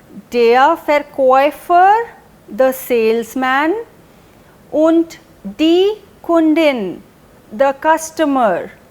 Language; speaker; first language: German; non-native, fluent; Hindi